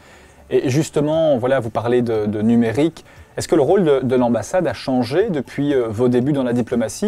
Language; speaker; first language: French; native; French